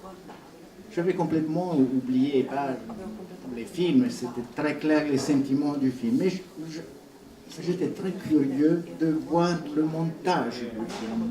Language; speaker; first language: French; non-native, fluent; Italian